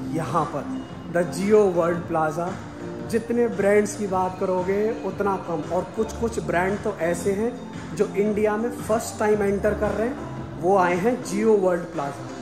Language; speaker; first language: Hindi; non-native, local second language; Marathi